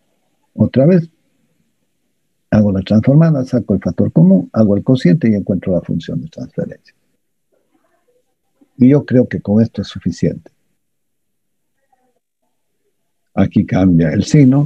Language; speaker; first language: Spanish; native; Spanish